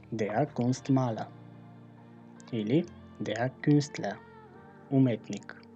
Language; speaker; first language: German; non-native, fluent; Macedonian